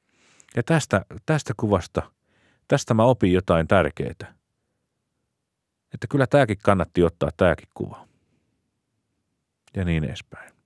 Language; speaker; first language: Finnish; native; Finnish